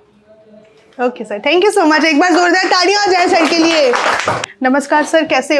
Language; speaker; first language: Hindi; native; Hindi